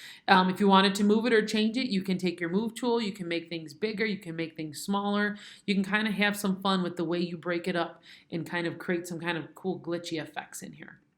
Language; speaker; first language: English; native; English